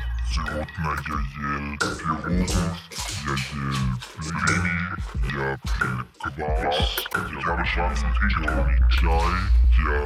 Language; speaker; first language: Russian; non-native, learner; German